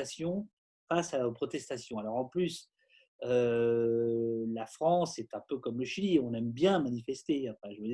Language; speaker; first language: French; native; French